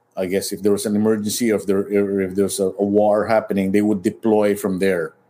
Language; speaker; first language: English; non-native, local second language; Filipino